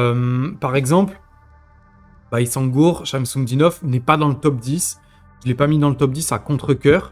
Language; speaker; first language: French; native; French